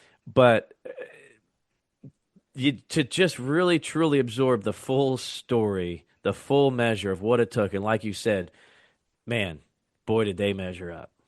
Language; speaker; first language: English; native; English